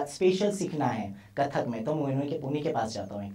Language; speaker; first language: Hindi; native; Hindi